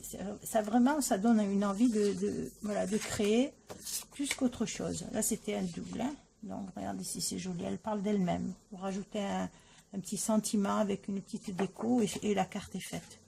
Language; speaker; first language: French; native; French